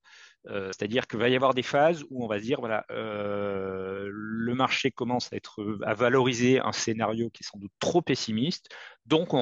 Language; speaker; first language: French; native; French